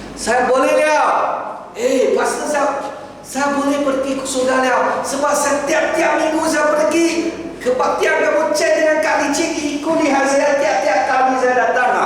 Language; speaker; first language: Malay; non-native, local second language; Chinese